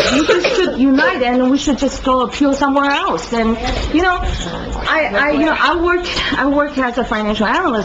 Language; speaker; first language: English; non-native, fluent; Chinese